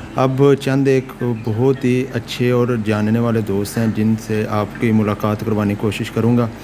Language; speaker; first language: Urdu; non-native, local second language; Punjabi